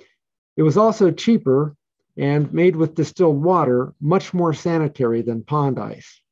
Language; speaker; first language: English; native; English